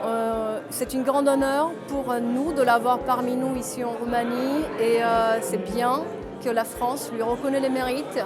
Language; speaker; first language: French; non-native, fluent; Romanian